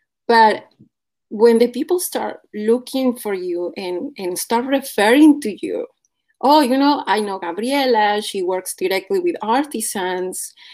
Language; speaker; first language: English; non-native, fluent; Spanish